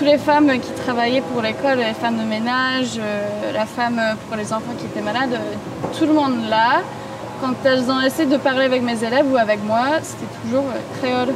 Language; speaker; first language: French; non-native, local second language; English